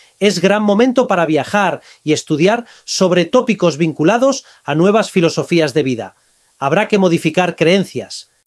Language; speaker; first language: Spanish; native; Spanish